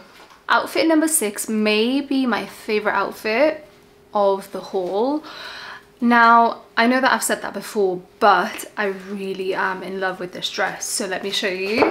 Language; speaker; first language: English; native; English